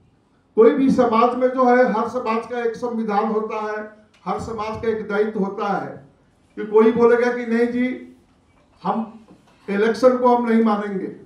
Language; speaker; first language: Hindi; native; Hindi